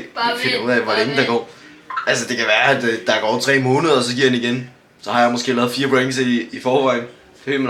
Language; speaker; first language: Danish; native; Danish